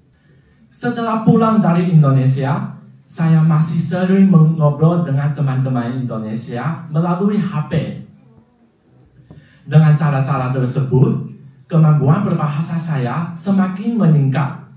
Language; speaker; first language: Indonesian; non-native, fluent; Chinese